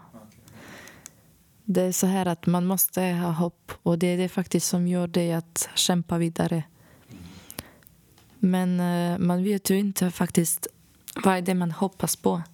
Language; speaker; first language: Swedish; non-native, fluent; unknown